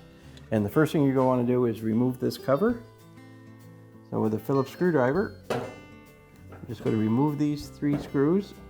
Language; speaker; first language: English; native; English